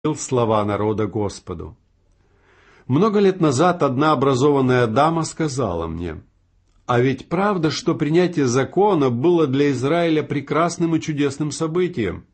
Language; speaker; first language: Russian; native; Russian